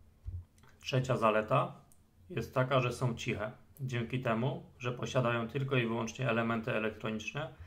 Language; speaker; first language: Polish; native; Polish